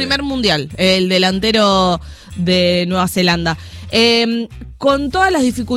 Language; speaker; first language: Spanish; native; Spanish